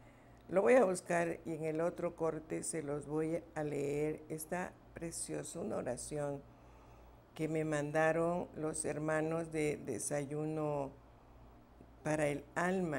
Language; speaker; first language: Spanish; native; Spanish